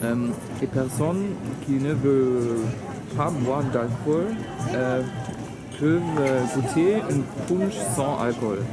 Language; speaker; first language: French; non-native, learner; German